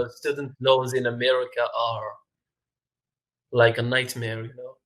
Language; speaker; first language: English; non-native, fluent; Arabic